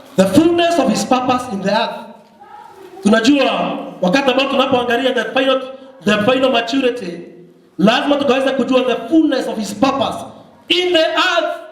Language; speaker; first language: English; non-native, local second language; Swahili